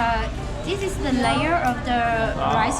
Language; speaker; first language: English; non-native, local second language; Vietnamese